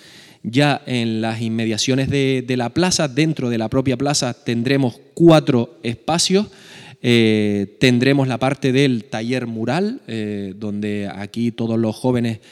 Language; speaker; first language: Spanish; native; Spanish